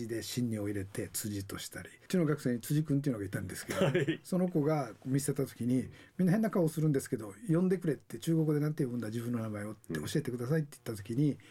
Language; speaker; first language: Japanese; native; Japanese